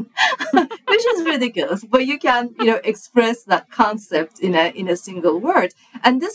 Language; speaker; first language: English; non-native, fluent; Turkish